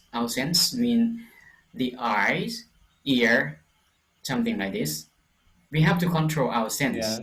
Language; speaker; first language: English; non-native, fluent; Lao